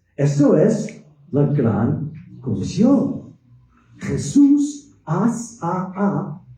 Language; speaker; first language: Spanish; non-native, fluent; English